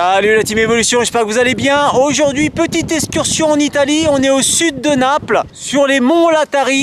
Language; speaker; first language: French; native; French